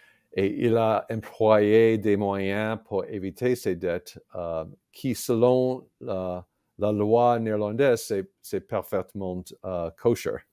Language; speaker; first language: French; non-native, fluent; English